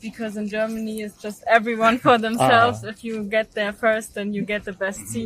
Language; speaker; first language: English; non-native, fluent; German